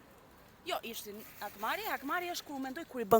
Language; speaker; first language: Albanian; native; Albanian